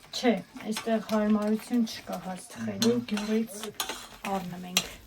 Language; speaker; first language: Armenian; native; Armenian